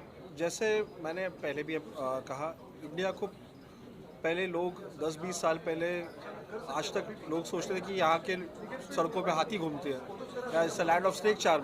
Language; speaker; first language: Hindi; native; Hindi